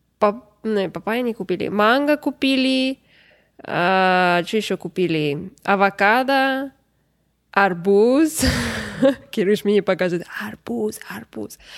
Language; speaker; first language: Russian; non-native, learner; English